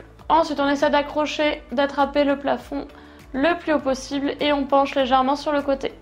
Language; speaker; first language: French; native; French